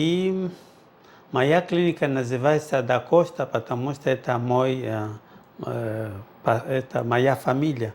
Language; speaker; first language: Russian; non-native, fluent; Portuguese